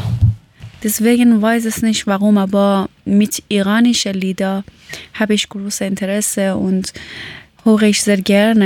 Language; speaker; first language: German; early bilingual, other home language; Persian